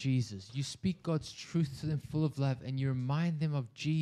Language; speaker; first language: English; native; English